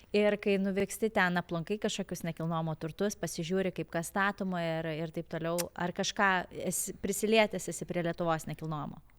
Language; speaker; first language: Lithuanian; native; Lithuanian